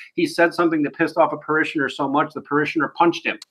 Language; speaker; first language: English; native; English